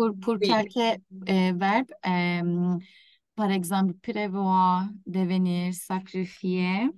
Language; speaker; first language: French; non-native, learner; Turkish